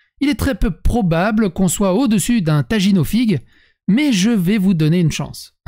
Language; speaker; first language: French; native; French